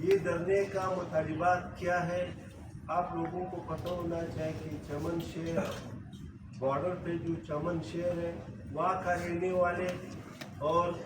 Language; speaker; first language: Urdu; non-native, local second language; Pashto